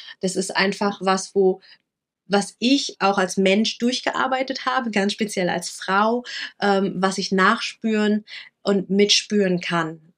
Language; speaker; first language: German; early bilingual, other home language; Vietnamese